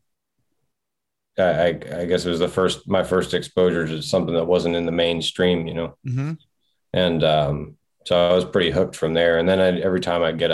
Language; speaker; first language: English; native; English